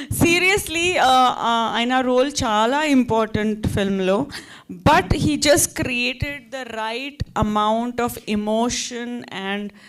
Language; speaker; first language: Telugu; non-native, local second language; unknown